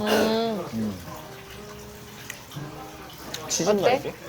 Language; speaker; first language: Korean; non-native, learner; Greek